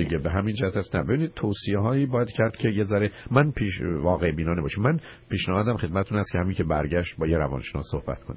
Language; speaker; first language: Persian; native; Persian